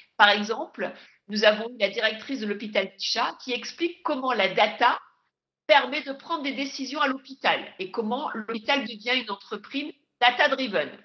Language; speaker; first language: French; native; French